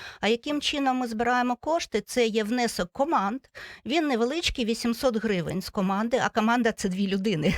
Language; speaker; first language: Ukrainian; non-native, local second language; Russian